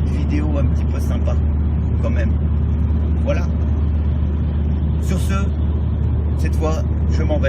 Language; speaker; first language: French; native; French